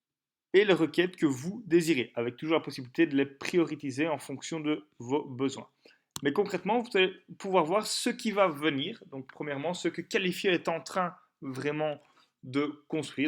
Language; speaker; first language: French; native; French